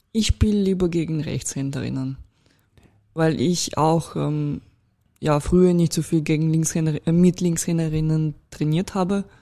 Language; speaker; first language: German; non-native, fluent; Russian